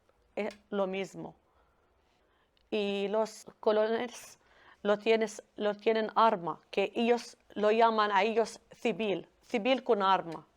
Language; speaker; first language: Spanish; non-native, learner; Arabic